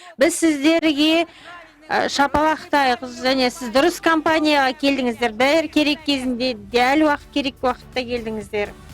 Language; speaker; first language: Kazakh; non-native, local second language; Russian